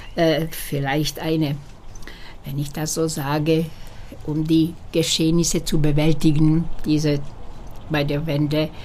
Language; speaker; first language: German; non-native, fluent; Slovak